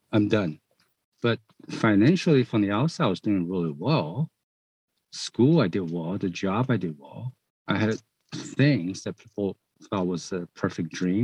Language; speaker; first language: English; non-native, fluent; Chinese